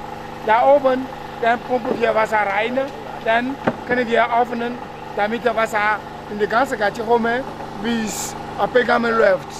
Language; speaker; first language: German; non-native, learner; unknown